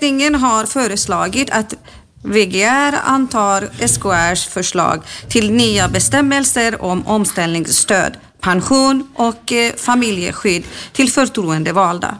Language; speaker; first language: Swedish; native; Swedish